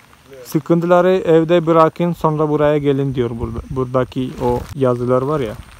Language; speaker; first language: Turkish; non-native, fluent; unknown